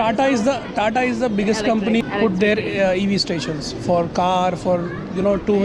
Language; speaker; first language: English; non-native, local second language; Hindi